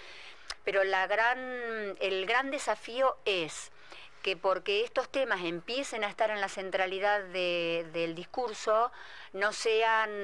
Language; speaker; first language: Spanish; native; Spanish